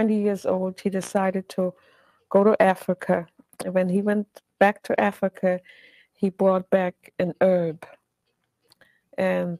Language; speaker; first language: English; non-native, fluent; German